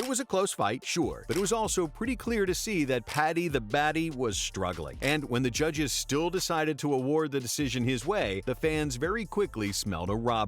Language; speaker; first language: English; native; English